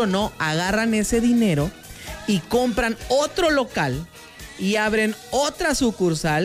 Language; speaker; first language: Spanish; native; Spanish